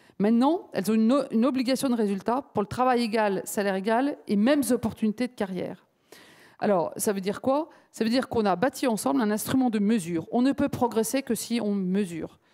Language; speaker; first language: French; native; French